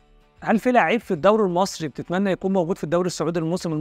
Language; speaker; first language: Arabic; native; Arabic